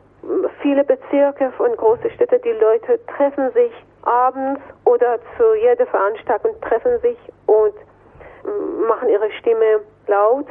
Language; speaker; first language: German; non-native, fluent; Persian